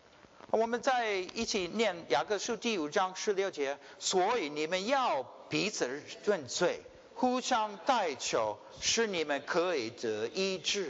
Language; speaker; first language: Chinese; early bilingual, heritage; Chinese